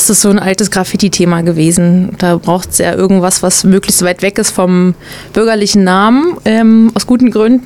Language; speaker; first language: German; native; German